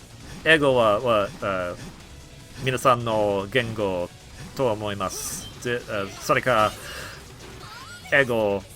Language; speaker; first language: Japanese; non-native, learner; English